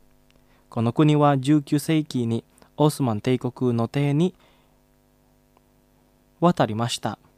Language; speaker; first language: Japanese; non-native, fluent; Indonesian